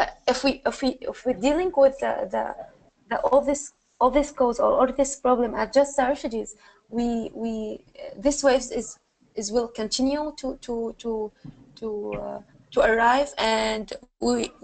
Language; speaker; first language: English; non-native, learner; Arabic